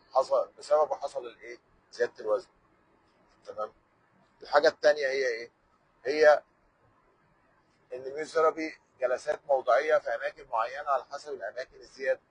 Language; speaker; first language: Arabic; native; Arabic